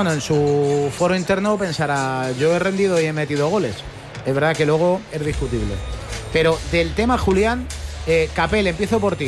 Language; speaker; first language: Spanish; native; Spanish